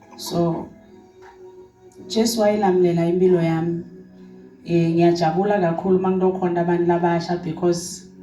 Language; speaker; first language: Zulu; non-native, local second language; Swati